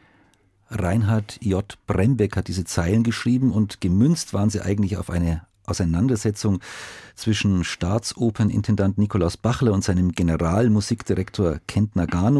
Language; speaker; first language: German; native; German